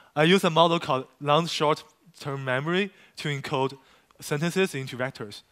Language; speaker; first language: English; non-native, fluent; Chinese